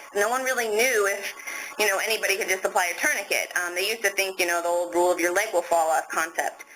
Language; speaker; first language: English; native; English